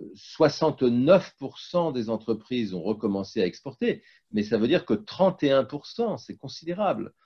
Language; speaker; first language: French; native; French